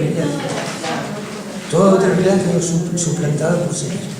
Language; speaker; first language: Spanish; native; Spanish